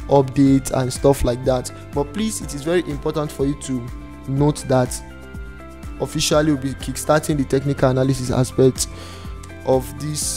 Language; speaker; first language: English; non-native, local second language; Yoruba